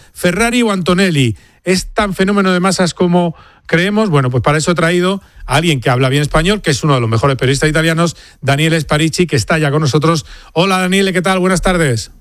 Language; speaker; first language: Spanish; native; Spanish